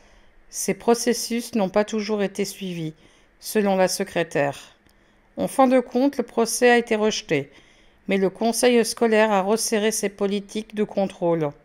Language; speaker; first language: French; native; French